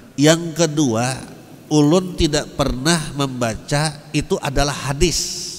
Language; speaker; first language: Indonesian; non-native, local second language; Banjar